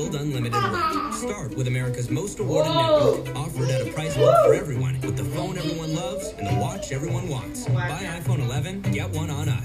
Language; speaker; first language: English; native; English